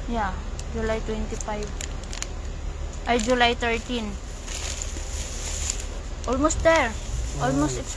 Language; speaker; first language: English; non-native, learner; Filipino